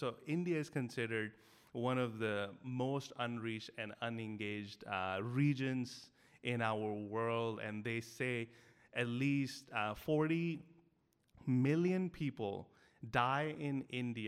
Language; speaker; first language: English; non-native, local second language; Hindi